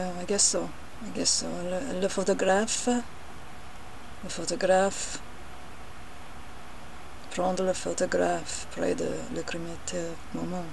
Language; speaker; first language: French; non-native, learner; English